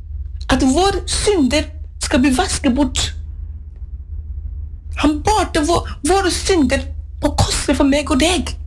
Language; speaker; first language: Norwegian; non-native, fluent; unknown